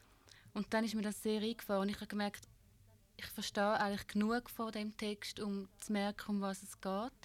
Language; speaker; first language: German; native; German